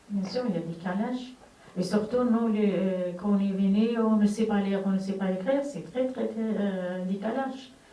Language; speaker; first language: French; non-native, learner; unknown